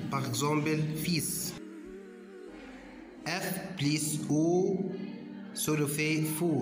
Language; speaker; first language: French; non-native, fluent; Arabic